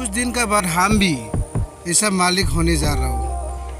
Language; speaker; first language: Hindi; non-native, local second language; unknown